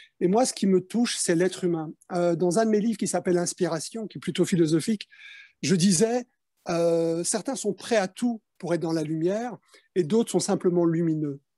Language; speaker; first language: French; early bilingual, other home language; Spanish